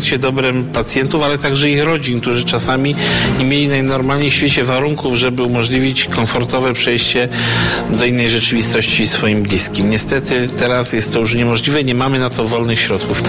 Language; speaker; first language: Polish; native; Polish